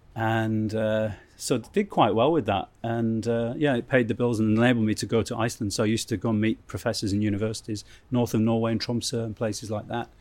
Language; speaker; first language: English; native; English